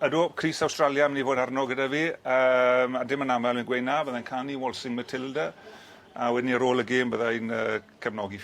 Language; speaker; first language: Welsh; native; Welsh